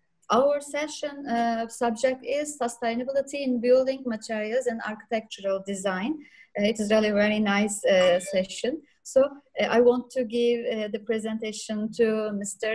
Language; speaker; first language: English; non-native, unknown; Turkish